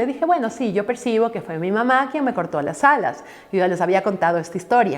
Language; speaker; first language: Spanish; native; Spanish